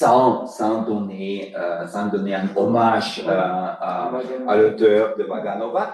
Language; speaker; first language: French; non-native, fluent; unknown